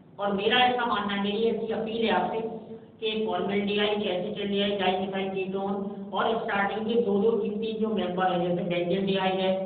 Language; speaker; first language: Hindi; native; Hindi